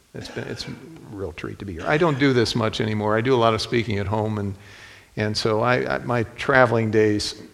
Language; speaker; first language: English; native; English